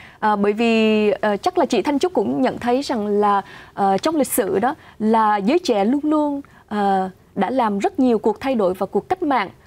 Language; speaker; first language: Vietnamese; early bilingual, heritage; Vietnamese